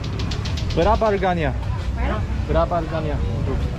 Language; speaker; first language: Indonesian; non-native, learner; German